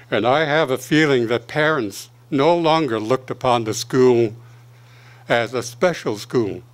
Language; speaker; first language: English; native; English